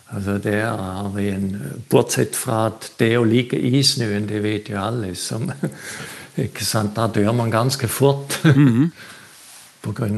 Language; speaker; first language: Norwegian; non-native, fluent; German